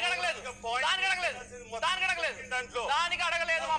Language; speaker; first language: Telugu; native; Telugu